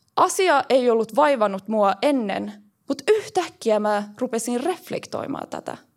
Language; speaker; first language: Finnish; early bilingual, heritage; Swedish